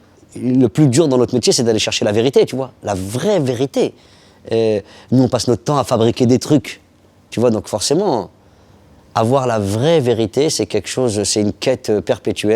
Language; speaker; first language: French; early bilingual, other home language; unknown